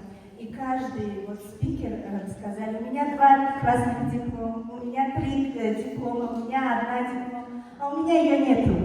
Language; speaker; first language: Russian; non-native, fluent; Tajik